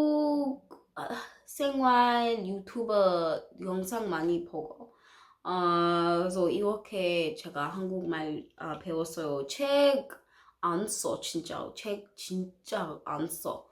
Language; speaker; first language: Korean; non-native, learner; English